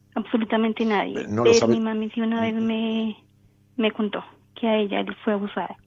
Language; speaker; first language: Spanish; native; Spanish